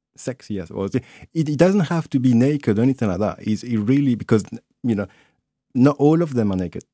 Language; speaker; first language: English; non-native, fluent; French